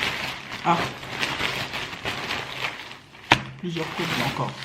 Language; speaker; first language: French; native; French